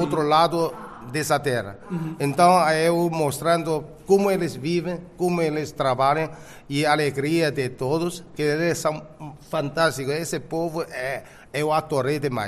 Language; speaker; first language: Portuguese; non-native, fluent; Chinese